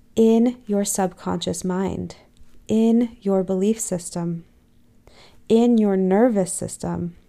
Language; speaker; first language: English; native; English